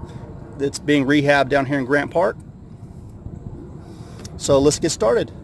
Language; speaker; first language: English; native; English